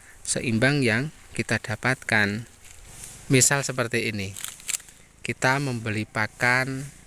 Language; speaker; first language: Indonesian; non-native, local second language; Javanese